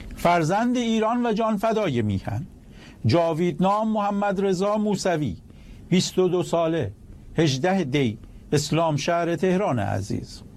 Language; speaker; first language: Persian; native; Persian